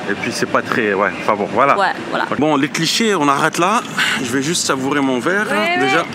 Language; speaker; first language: French; native; French